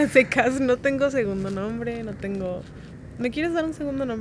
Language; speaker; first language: Spanish; native; Spanish